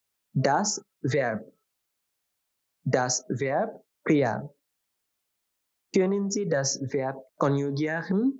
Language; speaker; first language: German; non-native, fluent; Bangla